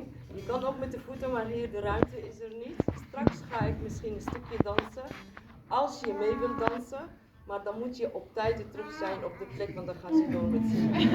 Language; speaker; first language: Dutch; non-native, fluent; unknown